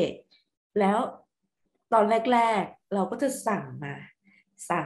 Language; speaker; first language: Thai; native; Thai